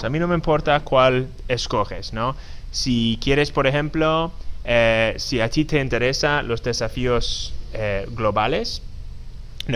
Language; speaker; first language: Spanish; non-native, fluent; English